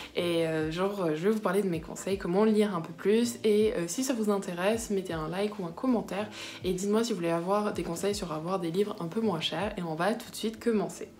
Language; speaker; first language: French; early bilingual, other home language; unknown